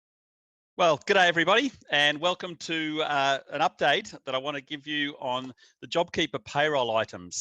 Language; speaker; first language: English; native; English